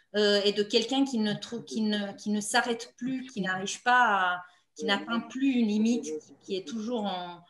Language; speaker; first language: French; non-native, fluent; Romanian